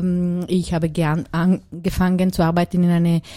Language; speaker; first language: German; non-native, learner; Italian